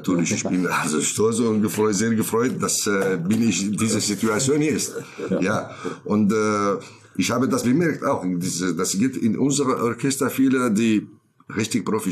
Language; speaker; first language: German; non-native, learner; Kurdish